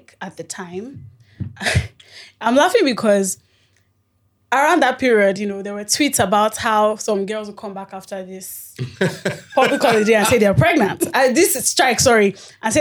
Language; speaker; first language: English; non-native, local second language; Yoruba